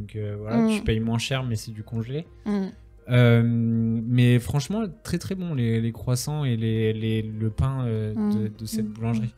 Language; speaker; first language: French; native; French